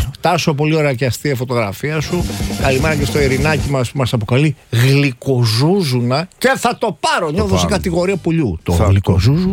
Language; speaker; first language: Greek; native; Greek